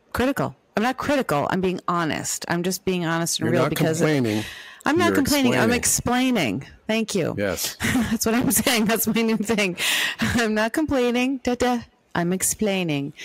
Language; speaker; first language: English; native; English